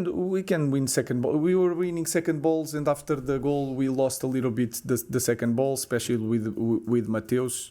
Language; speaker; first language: English; non-native, fluent; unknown